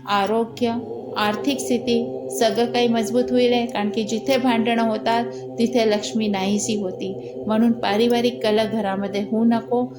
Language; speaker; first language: Marathi; non-native, local second language; Hindi